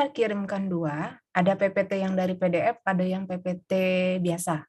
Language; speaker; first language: Indonesian; native; Indonesian